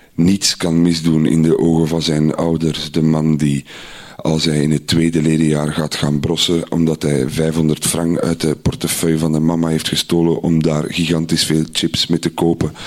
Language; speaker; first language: Dutch; native; Dutch